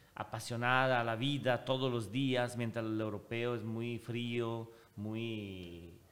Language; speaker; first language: Spanish; non-native, fluent; Italian